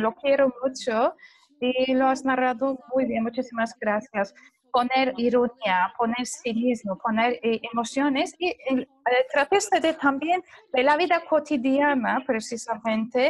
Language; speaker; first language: Spanish; non-native, fluent; Turkish